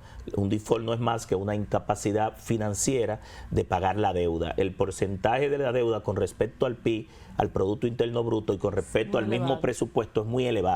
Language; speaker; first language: Spanish; native; Spanish